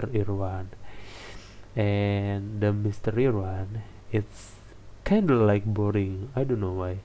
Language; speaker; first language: English; non-native, learner; Indonesian